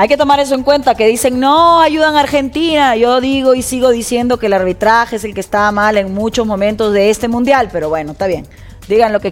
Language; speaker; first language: Spanish; native; Spanish